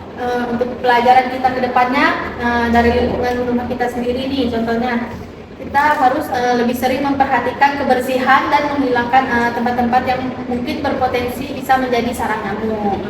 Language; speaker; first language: Indonesian; native; Indonesian